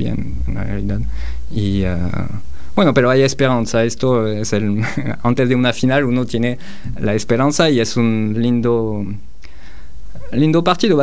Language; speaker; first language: Spanish; non-native, fluent; French